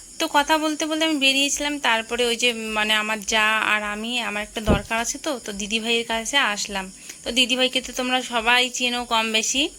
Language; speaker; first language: Bangla; non-native, local second language; Rangpuri